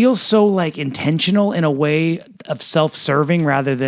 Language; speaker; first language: English; native; English